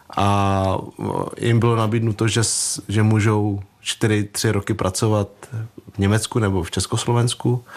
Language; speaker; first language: Czech; early bilingual, other home language; Vietnamese